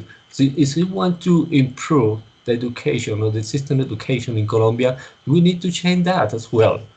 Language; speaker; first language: English; non-native, learner; Spanish